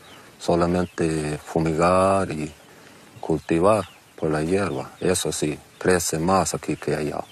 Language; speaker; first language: Spanish; non-native, local second language; Plautdietsch